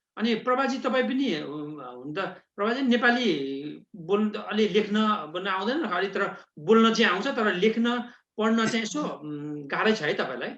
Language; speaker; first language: Nepali; native; Nepali